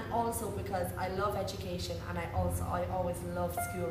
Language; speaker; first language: English; native; English